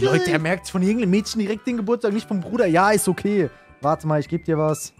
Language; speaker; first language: German; native; German